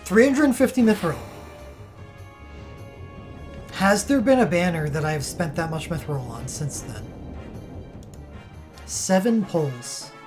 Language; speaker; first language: English; native; English